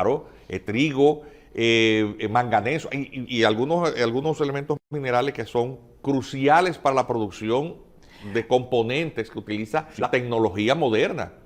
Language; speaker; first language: Spanish; native; Spanish